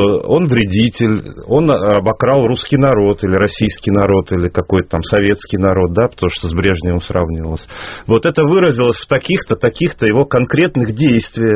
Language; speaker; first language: Russian; native; Russian